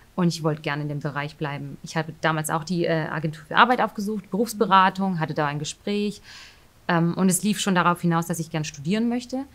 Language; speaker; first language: German; early bilingual, other home language; Albanian